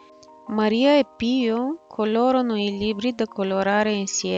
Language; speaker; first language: Italian; non-native, fluent; Bulgarian